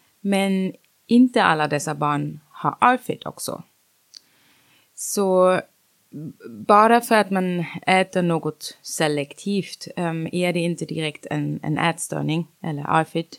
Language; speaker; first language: Swedish; non-native, fluent; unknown